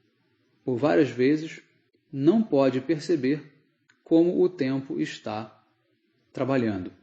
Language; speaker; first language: Portuguese; native; Portuguese